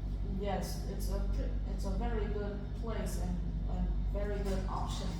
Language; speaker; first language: English; non-native, fluent; Vietnamese